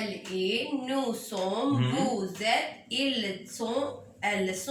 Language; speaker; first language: French; non-native, learner; Hindi